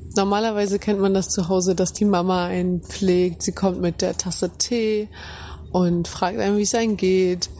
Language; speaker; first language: German; native; German